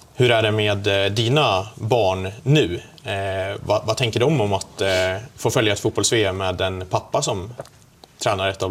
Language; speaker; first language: Swedish; native; Swedish